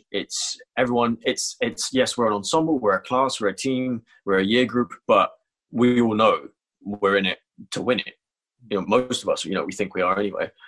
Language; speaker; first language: English; native; English